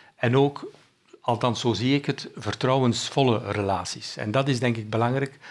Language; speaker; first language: Dutch; native; Dutch